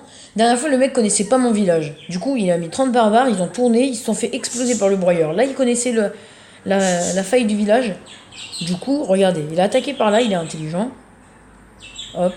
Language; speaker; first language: French; native; French